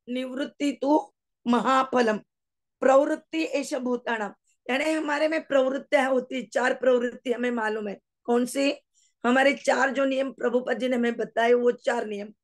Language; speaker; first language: Hindi; non-native, local second language; Marathi